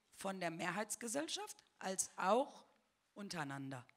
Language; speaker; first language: German; early bilingual, other home language; Turkish